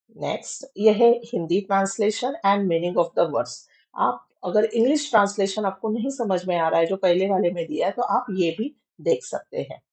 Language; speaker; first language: Hindi; non-native, local second language; Marathi